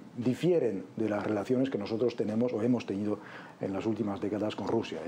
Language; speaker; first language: Spanish; non-native, fluent; Polish